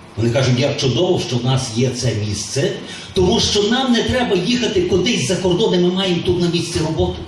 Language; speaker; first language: Ukrainian; native; Ukrainian